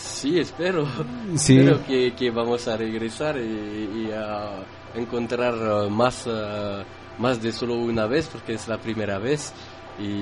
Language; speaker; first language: Spanish; non-native, fluent; French